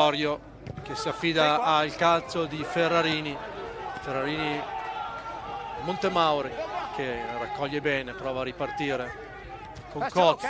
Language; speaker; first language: Italian; native; Italian